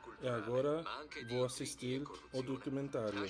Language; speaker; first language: Portuguese; non-native, learner; English